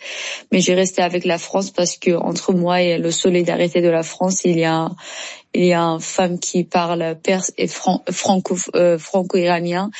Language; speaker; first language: French; non-native, learner; Persian